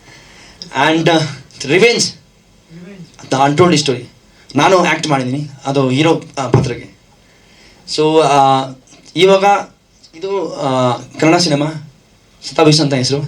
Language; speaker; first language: Kannada; non-native, learner; Hindi